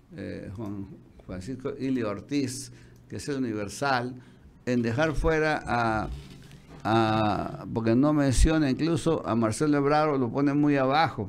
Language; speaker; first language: Spanish; native; Spanish